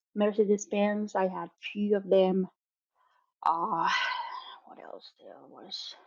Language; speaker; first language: English; non-native, fluent; Finnish